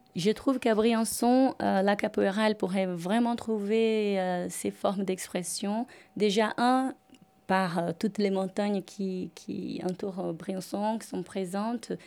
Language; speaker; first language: French; non-native, fluent; Portuguese